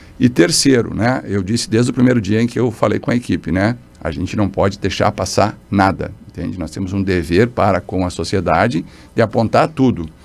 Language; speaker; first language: Portuguese; native; Portuguese